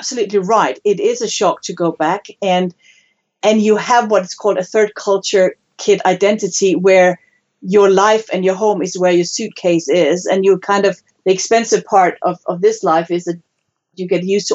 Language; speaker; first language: English; non-native, fluent; Danish